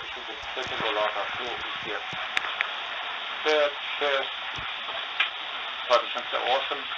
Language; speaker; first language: Polish; non-native, learner; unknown